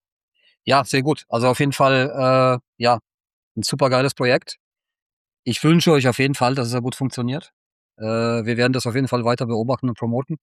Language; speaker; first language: German; native; German